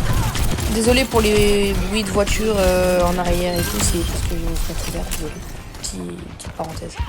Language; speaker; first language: French; native; French